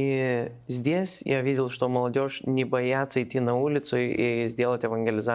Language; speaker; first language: Russian; non-native, learner; Lithuanian